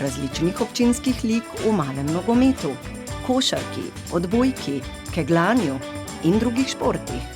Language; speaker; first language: Slovenian; native; Slovenian